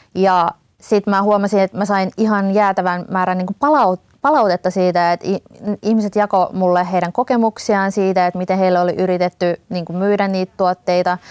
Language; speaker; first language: Finnish; native; Finnish